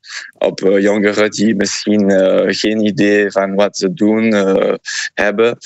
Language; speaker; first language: Dutch; non-native, fluent; French